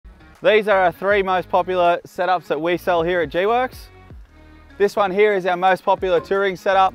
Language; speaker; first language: English; native; English